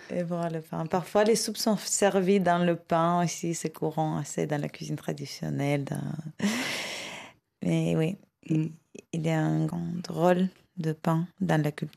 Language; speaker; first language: French; non-native, fluent; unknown